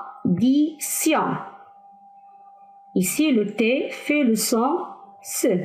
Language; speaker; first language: French; non-native, local second language; Arabic